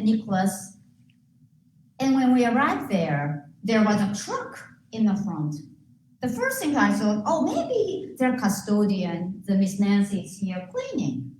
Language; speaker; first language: English; non-native, fluent; Japanese